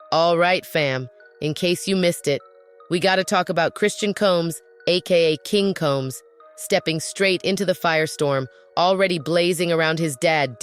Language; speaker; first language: English; native; English